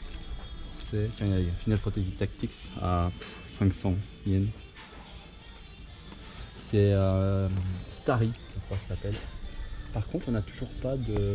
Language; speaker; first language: French; native; French